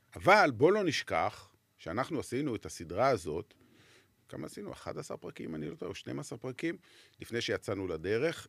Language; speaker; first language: Hebrew; native; Hebrew